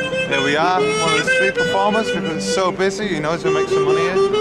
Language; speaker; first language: English; native; English